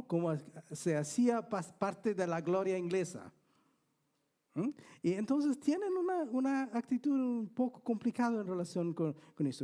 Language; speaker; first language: Spanish; non-native, fluent; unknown